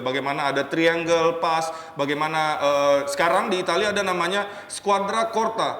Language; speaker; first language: Indonesian; native; Indonesian